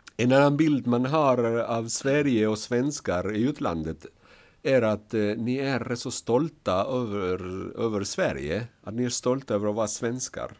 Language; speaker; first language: Swedish; non-native, fluent; Spanish